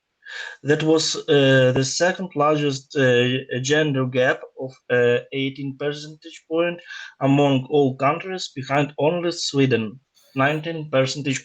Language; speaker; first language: English; non-native, learner; Ukrainian